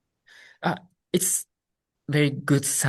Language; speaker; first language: English; non-native, learner; Japanese